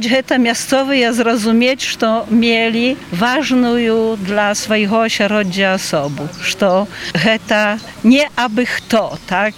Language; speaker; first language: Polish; non-native, local second language; Belarusian